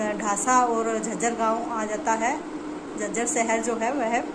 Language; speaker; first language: Hindi; native; Hindi